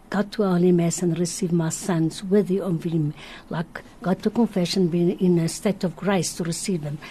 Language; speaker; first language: English; non-native, learner; Portuguese